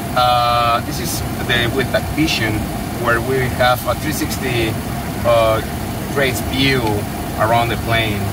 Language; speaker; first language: English; non-native, fluent; Spanish